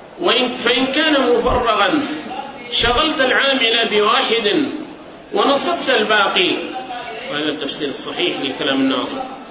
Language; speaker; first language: Arabic; native; Arabic